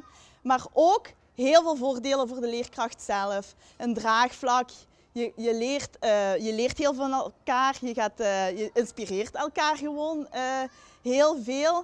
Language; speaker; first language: Dutch; native; Dutch